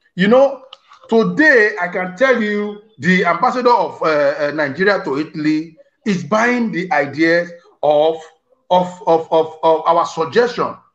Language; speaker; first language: English; non-native, local second language; Bini